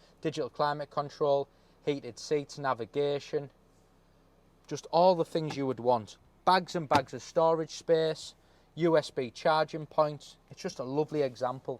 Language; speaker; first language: English; native; English